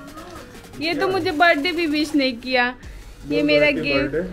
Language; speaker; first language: Hindi; native; Hindi